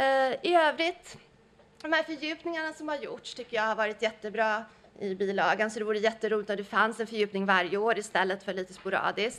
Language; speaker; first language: Swedish; native; Swedish